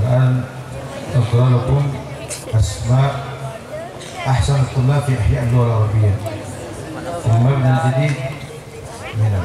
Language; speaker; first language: Arabic; non-native, fluent; Indonesian